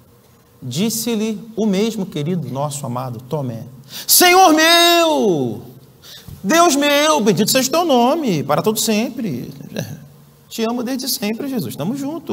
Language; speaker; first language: Portuguese; native; Portuguese